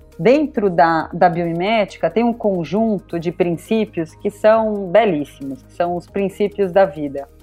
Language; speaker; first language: Portuguese; native; Portuguese